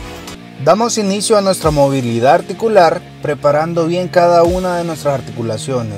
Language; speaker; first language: Spanish; native; Spanish